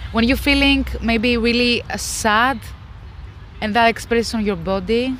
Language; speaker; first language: English; non-native, fluent; Greek